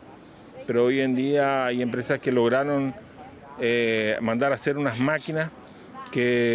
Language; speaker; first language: Spanish; native; Spanish